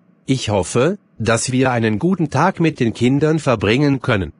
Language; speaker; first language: German; non-native, fluent; Arabic